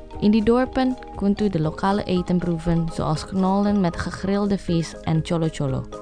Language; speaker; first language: Dutch; non-native, learner; Indonesian